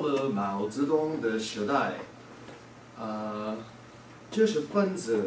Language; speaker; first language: Chinese; non-native, learner; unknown